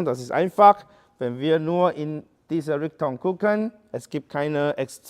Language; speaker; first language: German; non-native, learner; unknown